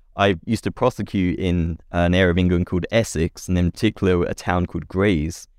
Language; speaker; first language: English; native; English